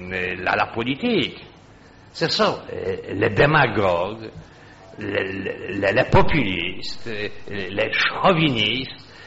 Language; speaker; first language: French; non-native, fluent; Polish